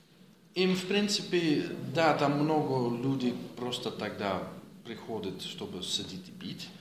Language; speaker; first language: Russian; non-native, fluent; Dutch